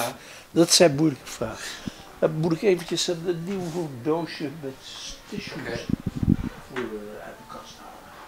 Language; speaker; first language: Dutch; native; Dutch